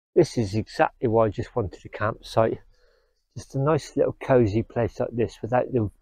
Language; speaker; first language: English; native; English